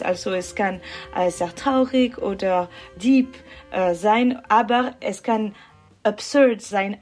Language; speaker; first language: German; non-native, learner; French